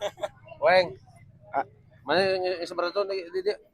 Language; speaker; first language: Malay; non-native, local second language; Sundanese